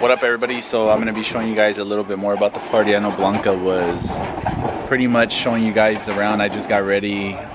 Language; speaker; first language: English; early bilingual, other home language; Spanish